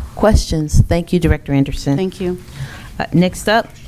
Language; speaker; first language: English; native; English